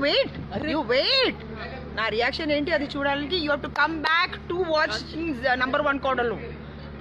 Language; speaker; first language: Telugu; non-native, learner; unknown